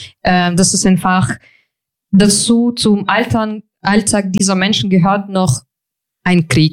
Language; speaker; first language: German; non-native, fluent; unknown